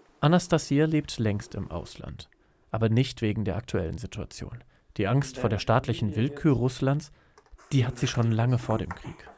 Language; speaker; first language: German; native; German